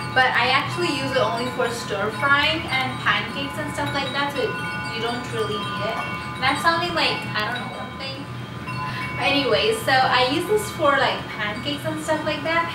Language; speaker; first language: English; non-native, local second language; Hindi